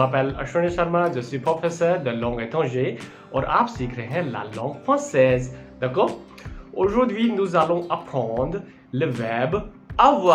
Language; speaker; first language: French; non-native, fluent; Hindi